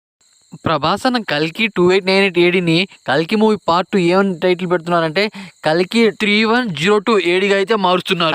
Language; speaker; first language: Telugu; native; Telugu